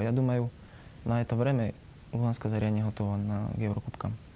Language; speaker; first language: Russian; non-native, learner; Slovak